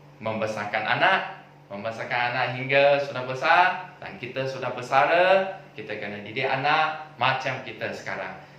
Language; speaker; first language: Malay; non-native, local second language; Chinese